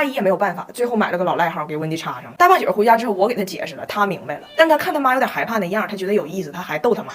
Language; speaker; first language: Chinese; native; Chinese